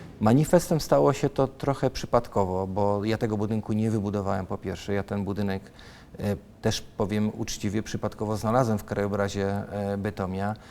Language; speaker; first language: Polish; native; Polish